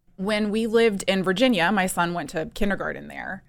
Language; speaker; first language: English; native; English